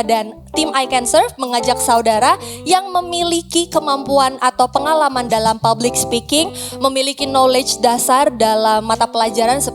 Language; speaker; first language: Indonesian; native; Indonesian